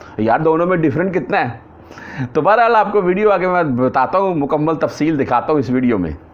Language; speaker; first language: Urdu; non-native, local second language; Punjabi